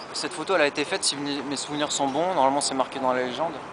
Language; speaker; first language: French; native; French